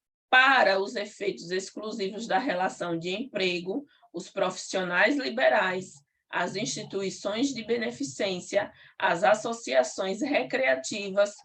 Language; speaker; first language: Portuguese; native; Portuguese